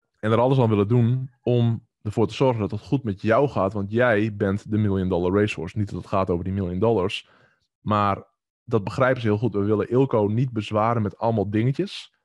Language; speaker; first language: Dutch; native; Dutch